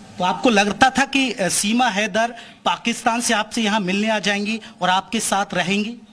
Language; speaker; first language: Hindi; native; Hindi